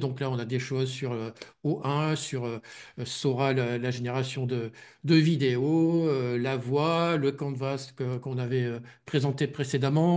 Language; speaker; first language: French; native; French